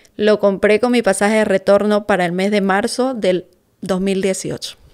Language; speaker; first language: Spanish; native; Spanish